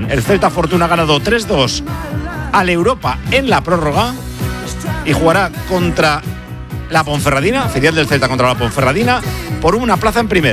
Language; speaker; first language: Spanish; native; Spanish